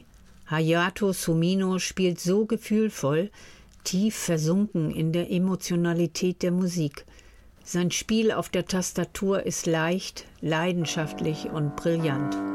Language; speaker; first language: German; native; German